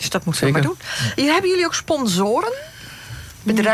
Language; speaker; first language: Dutch; native; Dutch